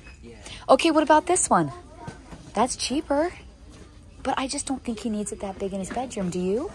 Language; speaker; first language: English; native; English